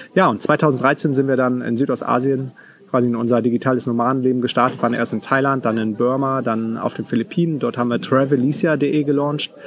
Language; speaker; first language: German; native; German